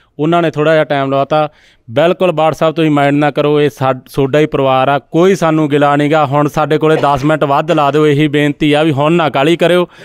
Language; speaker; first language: Punjabi; native; Punjabi